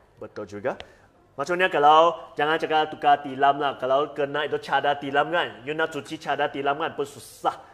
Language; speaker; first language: Malay; non-native, local second language; Chinese